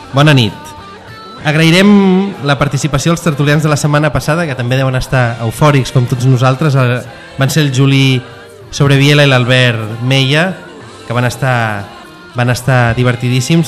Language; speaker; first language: Catalan; native; Catalan